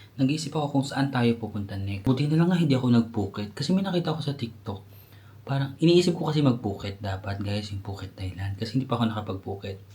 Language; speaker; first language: Filipino; native; Filipino